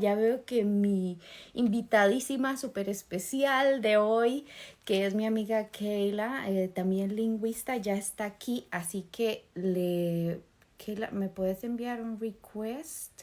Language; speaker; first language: Spanish; native; Spanish